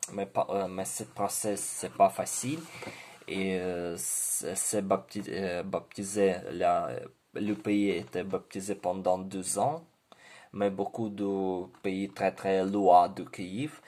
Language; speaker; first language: French; non-native, learner; Ukrainian